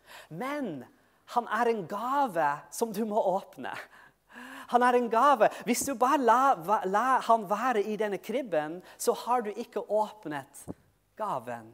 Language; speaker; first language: Norwegian; non-native, fluent; English